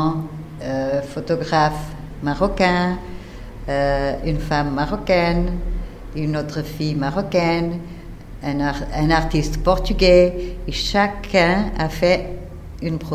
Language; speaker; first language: French; non-native, fluent; Portuguese